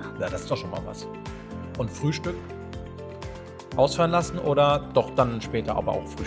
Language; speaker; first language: German; native; German